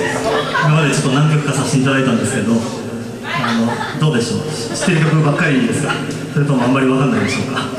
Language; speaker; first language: Japanese; native; Japanese